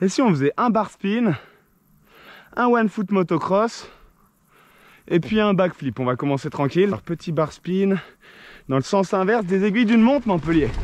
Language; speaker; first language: French; native; French